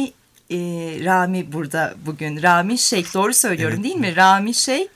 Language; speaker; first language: Turkish; native; Turkish